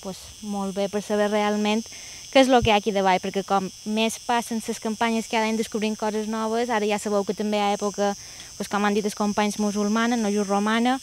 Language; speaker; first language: Catalan; native; Catalan